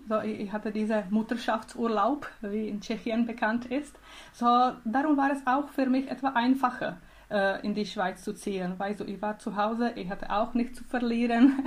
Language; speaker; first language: German; non-native, learner; Czech